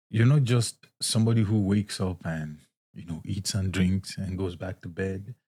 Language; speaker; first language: English; non-native, local second language; Yoruba